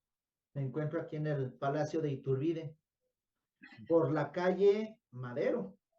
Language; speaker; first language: Spanish; native; Spanish